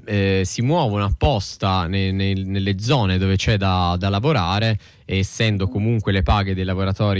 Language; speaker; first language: Italian; native; Italian